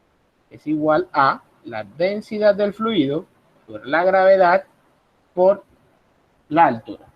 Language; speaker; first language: Spanish; native; Spanish